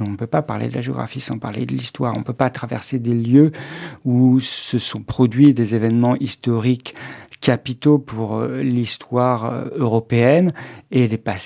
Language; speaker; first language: French; native; French